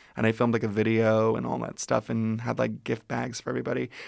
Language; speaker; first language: English; native; English